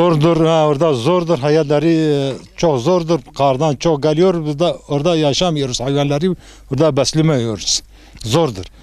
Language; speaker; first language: Turkish; non-native, local second language; Kurdish